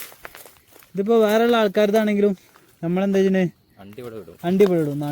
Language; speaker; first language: Malayalam; native; Malayalam